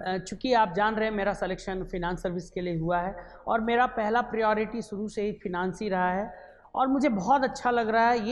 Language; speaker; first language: Hindi; native; Hindi